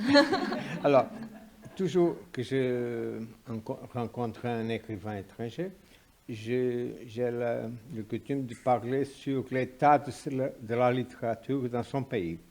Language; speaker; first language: French; non-native, fluent; Portuguese